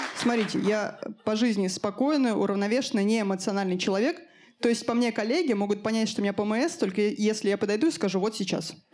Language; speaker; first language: Russian; native; Russian